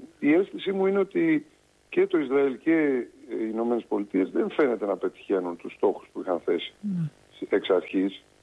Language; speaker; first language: Greek; native; Greek